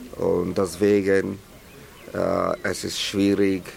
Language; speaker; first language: German; non-native, fluent; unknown